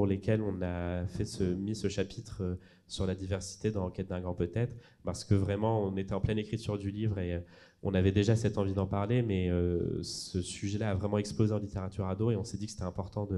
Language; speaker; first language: French; native; French